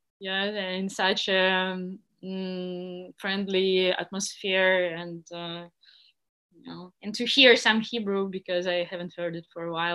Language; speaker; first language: English; non-native, fluent; Russian